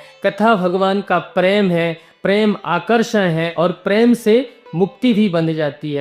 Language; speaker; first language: Hindi; native; Hindi